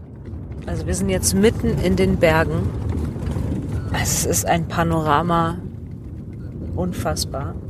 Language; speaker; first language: German; native; German